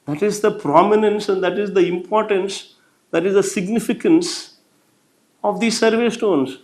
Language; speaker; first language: English; non-native, local second language; Telugu